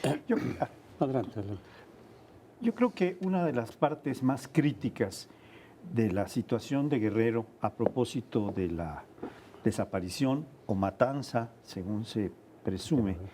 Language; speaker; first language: Spanish; native; Spanish